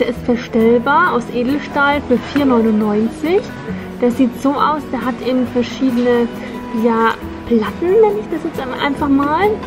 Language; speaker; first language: German; native; German